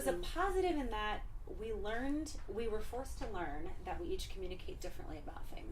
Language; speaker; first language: English; native; English